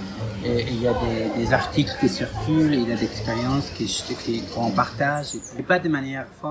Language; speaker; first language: French; non-native, fluent; Arabic